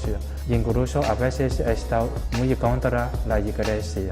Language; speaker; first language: Spanish; non-native, learner; Chinese